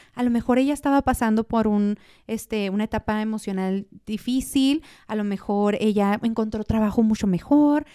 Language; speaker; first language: Spanish; native; Spanish